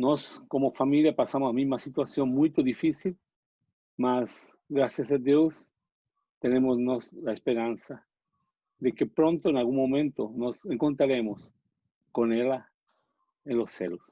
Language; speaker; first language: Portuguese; non-native, learner; Spanish